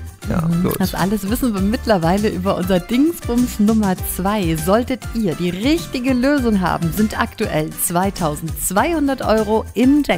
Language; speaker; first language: German; native; German